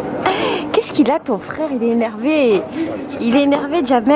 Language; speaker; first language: French; native; French